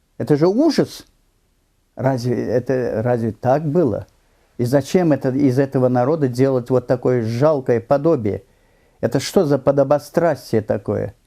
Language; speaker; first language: Russian; non-native, local second language; Turkmen